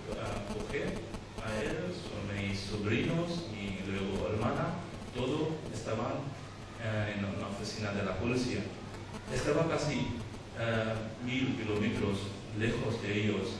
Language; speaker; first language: Spanish; non-native, learner; Urdu